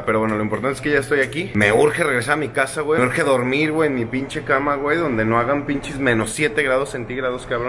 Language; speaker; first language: Spanish; native; Spanish